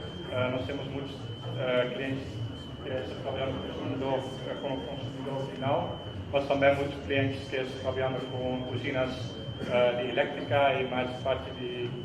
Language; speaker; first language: Portuguese; non-native, fluent; Dutch